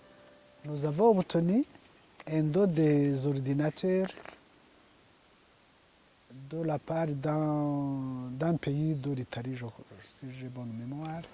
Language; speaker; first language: French; non-native, local second language; Kinyarwanda